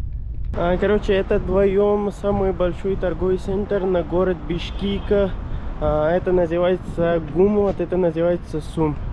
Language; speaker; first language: Russian; non-native, learner; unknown